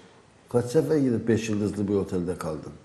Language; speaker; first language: Turkish; native; Turkish